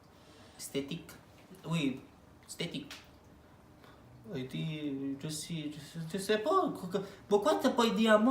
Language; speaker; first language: French; non-native, learner; Arabic